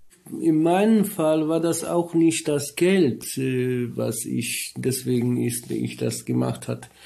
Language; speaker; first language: German; non-native, learner; Polish